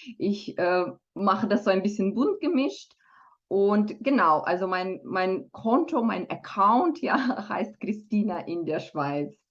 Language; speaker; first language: German; non-native, fluent; Romanian